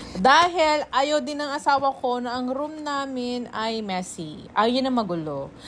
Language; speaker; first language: Filipino; native; Filipino